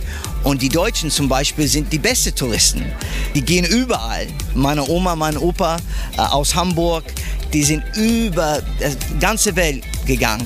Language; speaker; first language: German; non-native, fluent; English